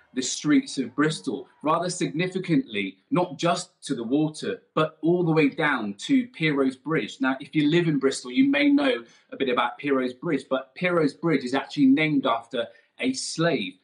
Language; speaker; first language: English; native; English